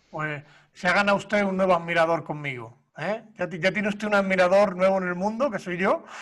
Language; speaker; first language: Spanish; native; Spanish